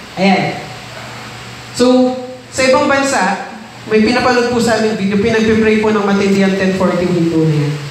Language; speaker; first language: Filipino; non-native, local second language; Iloko